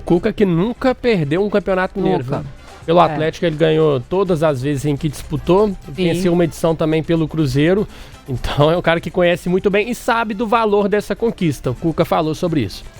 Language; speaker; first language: Portuguese; native; Portuguese